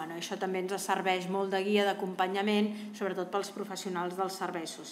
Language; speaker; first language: Catalan; native; Catalan